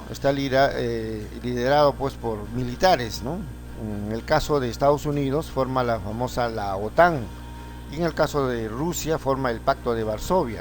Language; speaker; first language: Spanish; native; Spanish